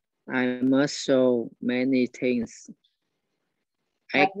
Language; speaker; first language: English; non-native, learner; Vietnamese